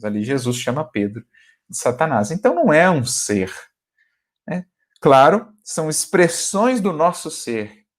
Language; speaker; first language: Portuguese; native; Portuguese